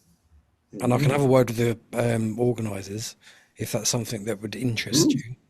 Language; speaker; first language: English; native; English